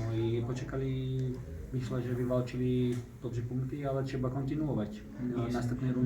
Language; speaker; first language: Polish; non-native, learner; Slovak